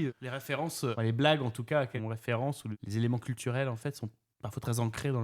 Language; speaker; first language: French; native; French